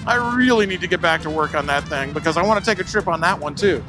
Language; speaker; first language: English; native; English